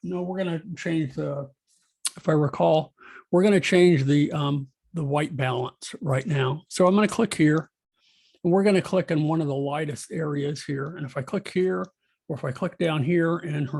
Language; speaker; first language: English; native; English